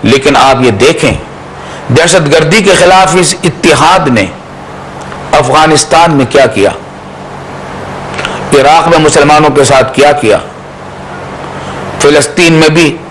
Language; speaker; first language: Urdu; native; Urdu